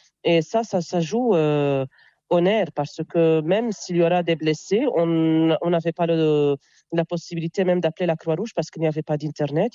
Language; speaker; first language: French; non-native, local second language; Arabic